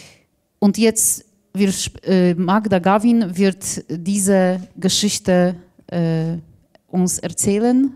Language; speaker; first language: German; non-native, fluent; Polish